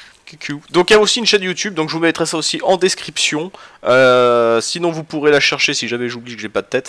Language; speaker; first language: French; native; French